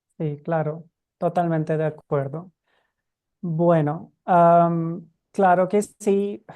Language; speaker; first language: Spanish; non-native, fluent; Hindi